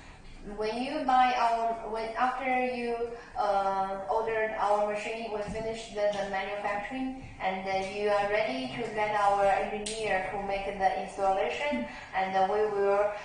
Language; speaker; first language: English; non-native, learner; Chinese